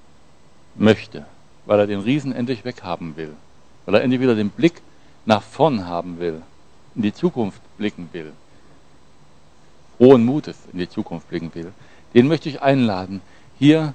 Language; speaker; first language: German; native; German